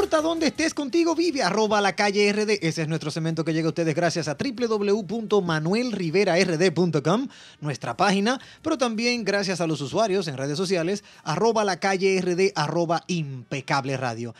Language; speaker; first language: Spanish; native; Spanish